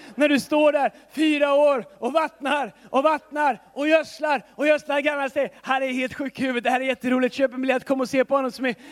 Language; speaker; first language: Swedish; native; Swedish